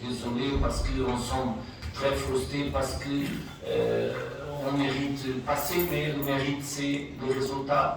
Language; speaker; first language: French; non-native, fluent; Portuguese